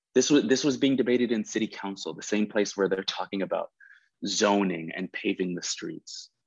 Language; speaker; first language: English; native; English